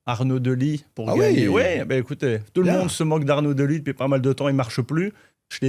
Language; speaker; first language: French; native; French